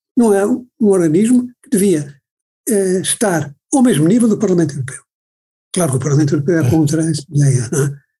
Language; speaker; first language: Portuguese; native; Portuguese